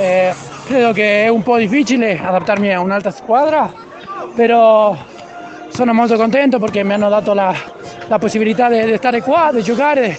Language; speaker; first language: Italian; non-native, fluent; Spanish